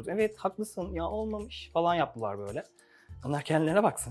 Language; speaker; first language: Turkish; native; Turkish